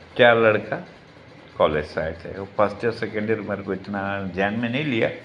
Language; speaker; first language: Hindi; non-native, local second language; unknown